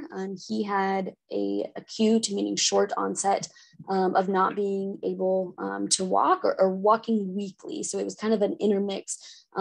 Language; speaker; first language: English; native; English